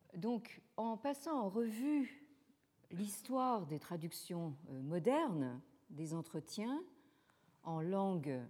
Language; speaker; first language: French; native; French